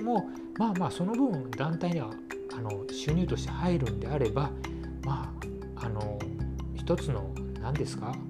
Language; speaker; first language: Japanese; native; Japanese